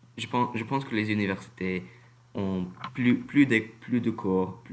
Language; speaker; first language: French; non-native, learner; English